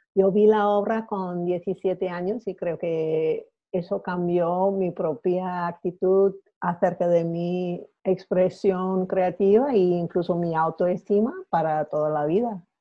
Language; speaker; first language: Spanish; non-native, fluent; English